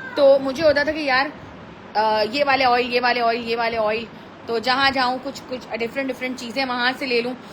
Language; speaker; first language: Hindi; native; Hindi